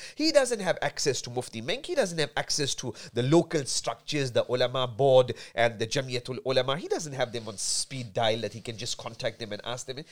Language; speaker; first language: English; native; English